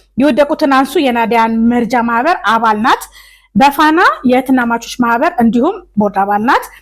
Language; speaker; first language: Amharic; native; Amharic